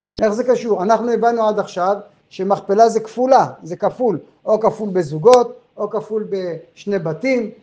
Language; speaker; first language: Hebrew; non-native, fluent; French